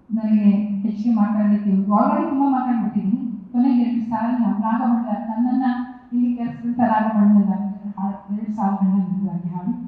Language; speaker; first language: Kannada; native; Kannada